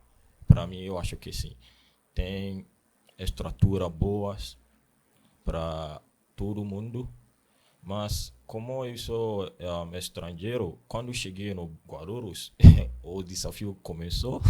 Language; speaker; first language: Portuguese; non-native, learner; Akan